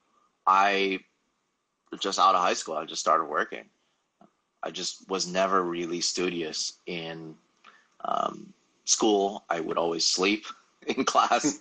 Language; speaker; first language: English; native; English